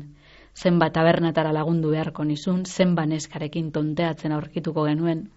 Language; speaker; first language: Basque; native; Basque